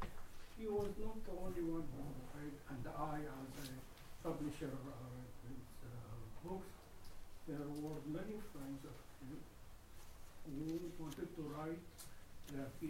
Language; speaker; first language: English; non-native, fluent; Arabic